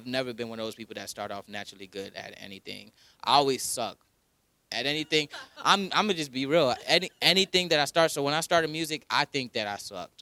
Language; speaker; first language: English; early bilingual, other home language; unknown